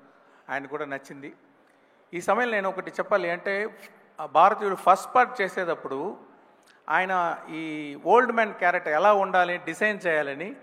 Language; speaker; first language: Telugu; non-native, local second language; Tamil